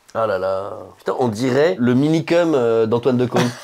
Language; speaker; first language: French; native; French